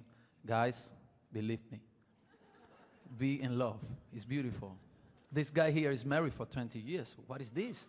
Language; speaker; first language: English; non-native, learner; Spanish